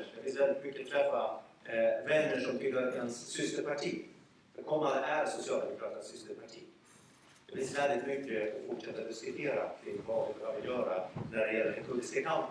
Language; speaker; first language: Swedish; early bilingual, other home language; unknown